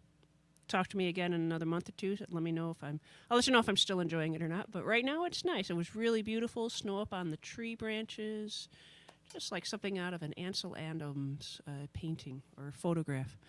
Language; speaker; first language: English; native; English